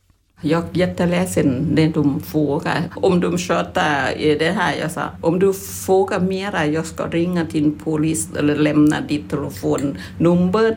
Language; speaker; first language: Swedish; non-native, learner; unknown